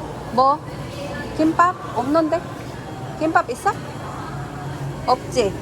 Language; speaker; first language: Korean; non-native, learner; Filipino